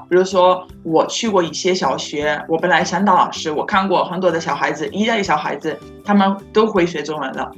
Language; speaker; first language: Chinese; non-native, fluent; Italian